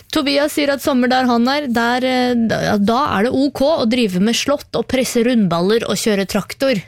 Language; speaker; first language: Norwegian; native; Norwegian